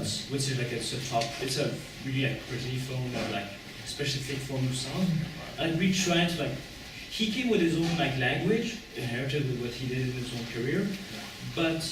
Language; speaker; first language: English; non-native, fluent; French